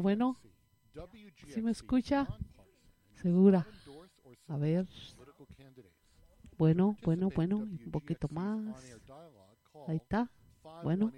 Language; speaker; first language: Spanish; native; Spanish